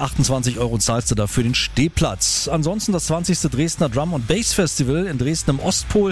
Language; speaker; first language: German; native; German